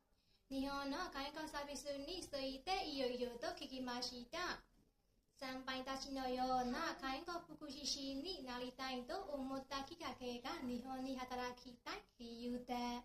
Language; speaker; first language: Japanese; non-native, learner; Burmese